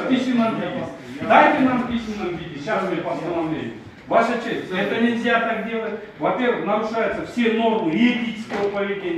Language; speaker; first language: Russian; non-native, local second language; Kyrgyz